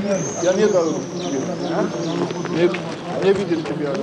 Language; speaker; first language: Russian; non-native, learner; French